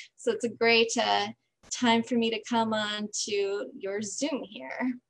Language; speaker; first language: English; native; English